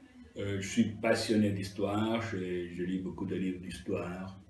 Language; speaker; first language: French; non-native, fluent; Italian